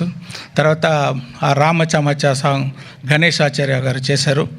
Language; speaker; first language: Telugu; non-native, local second language; Tamil